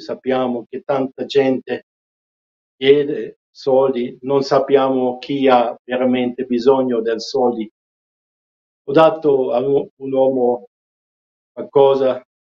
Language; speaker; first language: Italian; non-native, fluent; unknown